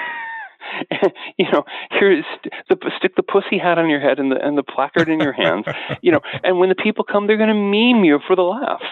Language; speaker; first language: English; native; English